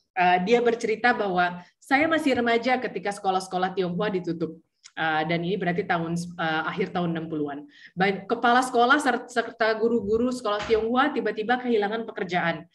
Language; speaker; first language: Indonesian; early bilingual, heritage; Indonesian